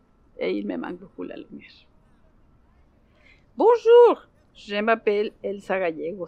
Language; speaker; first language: French; non-native, learner; Spanish